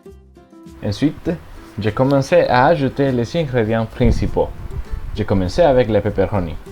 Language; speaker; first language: French; non-native, learner; Spanish